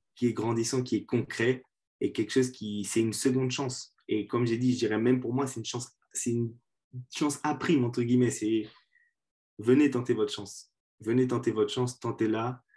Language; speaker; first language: French; native; French